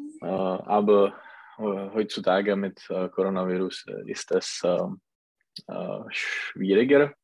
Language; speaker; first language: German; non-native, learner; Czech